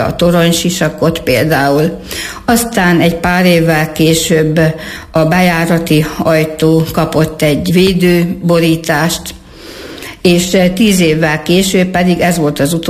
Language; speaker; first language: Hungarian; native; Hungarian